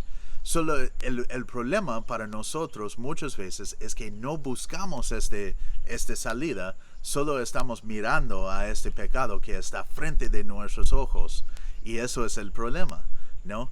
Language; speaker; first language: Spanish; non-native, fluent; English